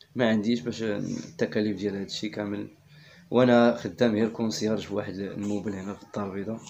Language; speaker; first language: Arabic; native; Arabic